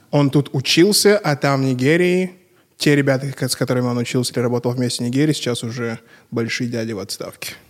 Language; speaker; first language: Russian; native; Russian